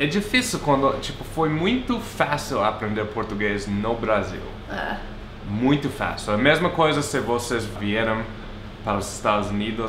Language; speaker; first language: Portuguese; non-native, fluent; English